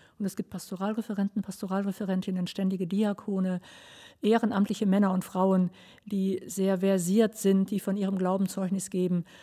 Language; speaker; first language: German; native; German